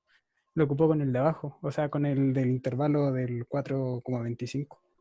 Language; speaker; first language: Spanish; native; Spanish